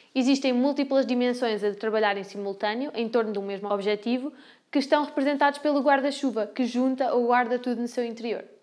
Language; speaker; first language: Portuguese; native; Portuguese